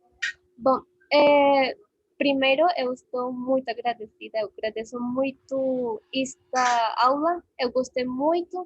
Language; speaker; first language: Portuguese; non-native, learner; Spanish